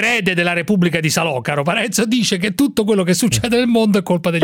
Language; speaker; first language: Italian; native; Italian